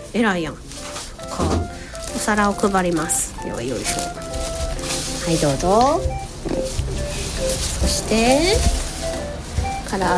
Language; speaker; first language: Japanese; native; Japanese